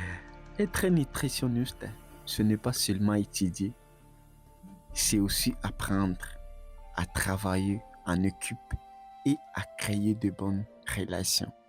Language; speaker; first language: French; non-native, local second language; Swahili